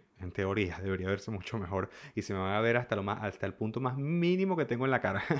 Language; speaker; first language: Spanish; native; Spanish